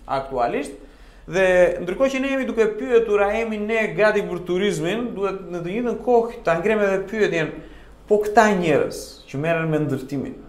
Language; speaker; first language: Albanian; native; Albanian